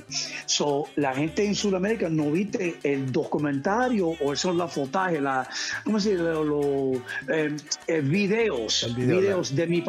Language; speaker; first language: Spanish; early bilingual, heritage; English